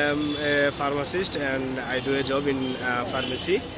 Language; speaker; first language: English; non-native, learner; Bangla